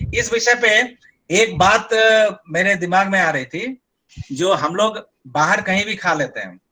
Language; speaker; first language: Hindi; non-native, local second language; Bangla